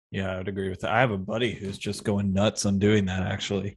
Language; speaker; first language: English; native; English